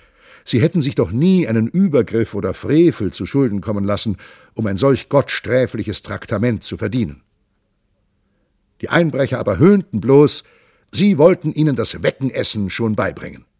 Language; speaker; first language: German; native; German